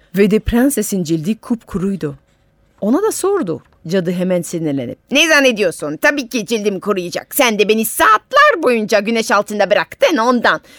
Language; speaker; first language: Turkish; non-native, fluent; French